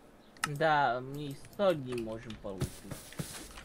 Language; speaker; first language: Russian; non-native, learner; English